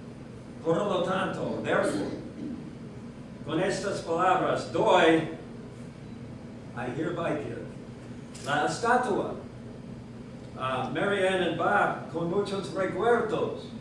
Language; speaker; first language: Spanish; non-native, learner; English